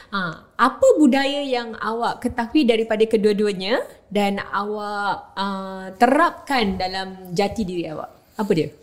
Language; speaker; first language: Malay; native; Malay